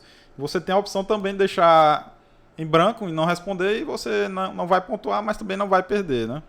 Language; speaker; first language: Portuguese; native; Portuguese